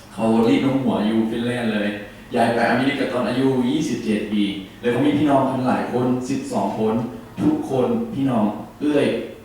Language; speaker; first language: Thai; non-native, learner; English